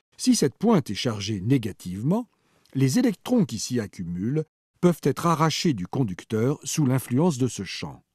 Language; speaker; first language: French; native; French